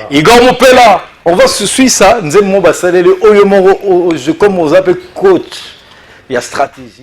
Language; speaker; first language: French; non-native, local second language; Lingala